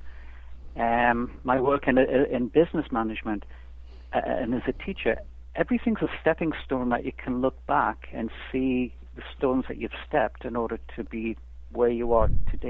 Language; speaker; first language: English; native; English